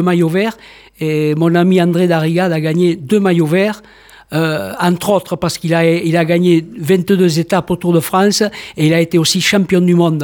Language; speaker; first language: French; native; French